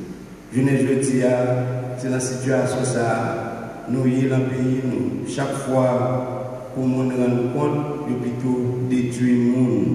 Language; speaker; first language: French; non-native, local second language; Haitian Creole